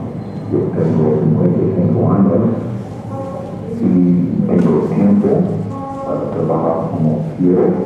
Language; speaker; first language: Spanish; non-native, fluent; English